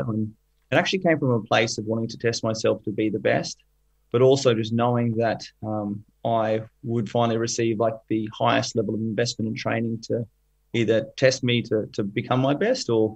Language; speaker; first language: English; native; English